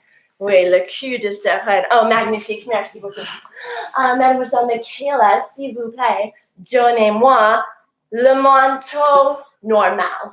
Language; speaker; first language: French; non-native, learner; English